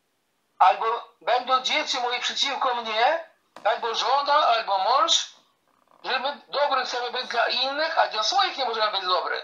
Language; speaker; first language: Polish; early bilingual, heritage; Polish